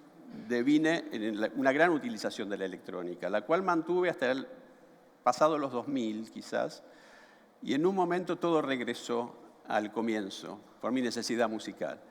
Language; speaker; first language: Spanish; native; Spanish